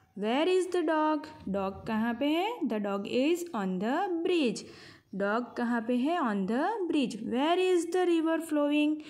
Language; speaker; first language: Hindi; non-native, local second language; Gujarati